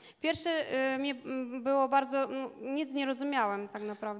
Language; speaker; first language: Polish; non-native, learner; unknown